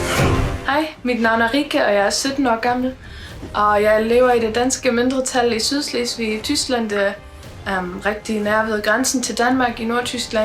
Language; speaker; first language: Danish; non-native, local second language; German